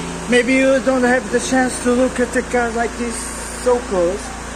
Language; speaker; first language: English; non-native, learner; Portuguese